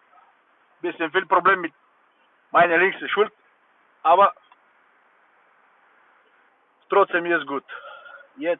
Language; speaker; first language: German; non-native, learner; Bulgarian